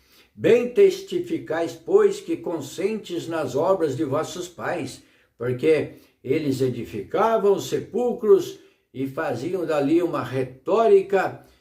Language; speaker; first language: Portuguese; native; Portuguese